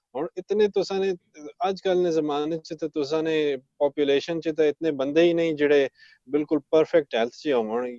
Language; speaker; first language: Punjabi; early bilingual, heritage; Punjabi